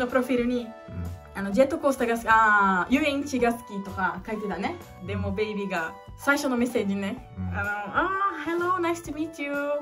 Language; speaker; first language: Japanese; non-native, learner; Portuguese